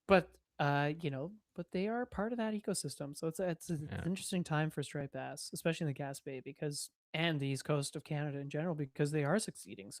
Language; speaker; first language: English; native; English